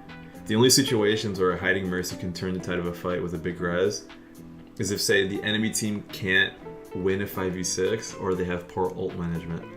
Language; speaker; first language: English; native; English